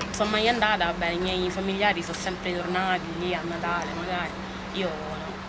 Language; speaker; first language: Italian; early bilingual, other home language; French